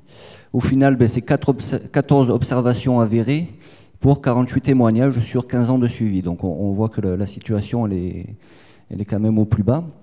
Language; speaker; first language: French; native; French